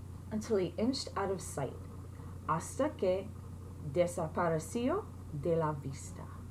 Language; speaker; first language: Spanish; non-native, learner; English